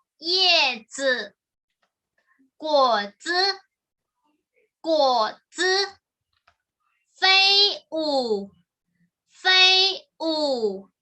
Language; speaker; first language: Chinese; non-native, fluent; Thai